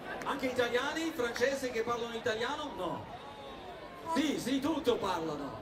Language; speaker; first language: Italian; early bilingual, heritage; German